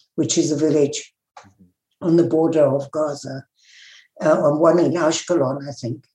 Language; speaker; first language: English; native; English